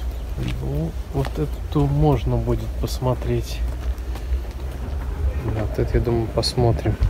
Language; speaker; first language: Russian; native; Russian